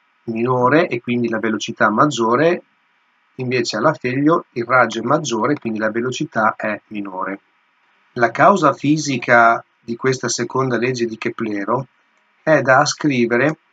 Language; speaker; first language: Italian; native; Italian